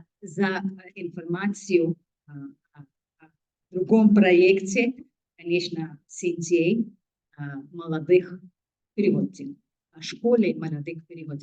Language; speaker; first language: Russian; non-native, fluent; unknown